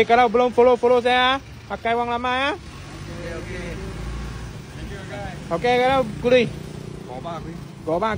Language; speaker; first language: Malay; non-native, local second language; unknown